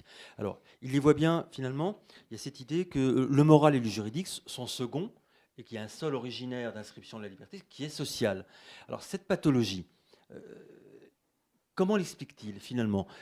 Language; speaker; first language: French; native; French